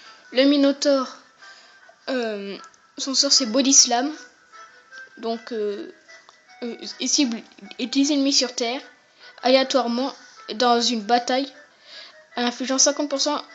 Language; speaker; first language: French; native; French